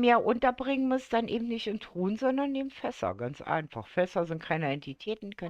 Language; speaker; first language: German; native; German